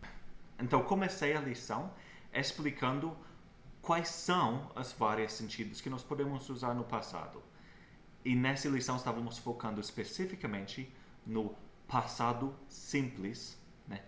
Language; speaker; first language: Portuguese; non-native, fluent; English